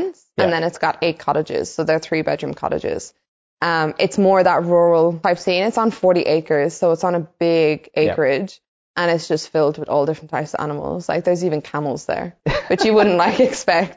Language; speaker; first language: English; native; English